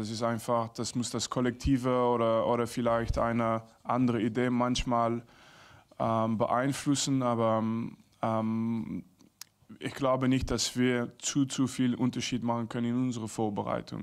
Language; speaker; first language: German; non-native, fluent; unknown